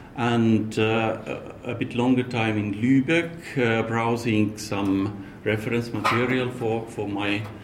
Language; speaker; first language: English; non-native, fluent; Estonian